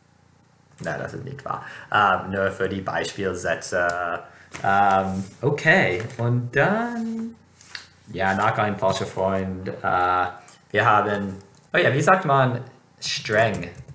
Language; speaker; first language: German; non-native, fluent; English